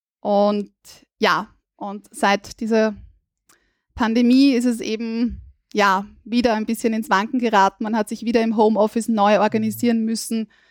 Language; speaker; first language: German; native; German